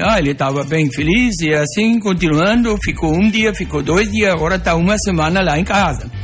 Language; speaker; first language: Portuguese; non-native, local second language; German